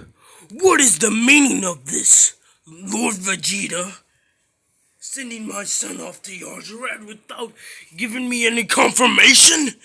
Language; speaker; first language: English; native; English